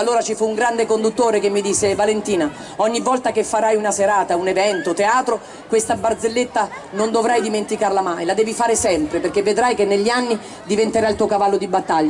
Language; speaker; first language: Italian; native; Italian